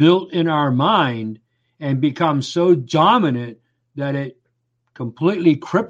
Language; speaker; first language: English; native; English